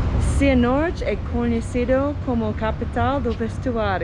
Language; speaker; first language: Portuguese; non-native, fluent; English